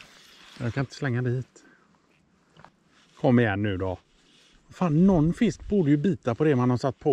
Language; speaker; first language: Swedish; native; Swedish